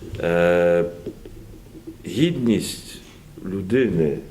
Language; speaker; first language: Ukrainian; non-native, learner; Polish